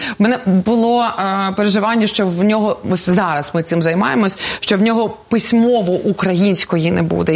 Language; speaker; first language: Ukrainian; non-native, local second language; Russian